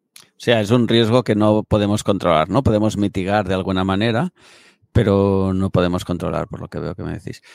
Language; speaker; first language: Spanish; native; Spanish